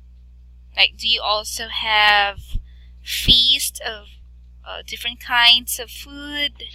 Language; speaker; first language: English; non-native, fluent; Filipino